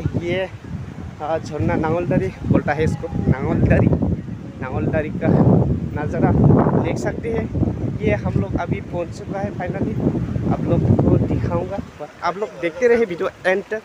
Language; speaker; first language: Hindi; non-native, local second language; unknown